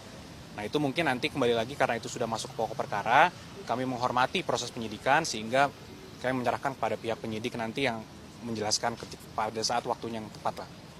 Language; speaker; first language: Indonesian; native; Indonesian